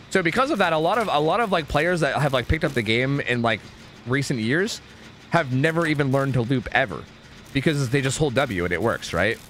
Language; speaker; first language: English; native; English